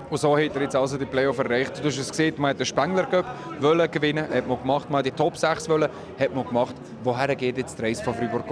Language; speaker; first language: German; native; German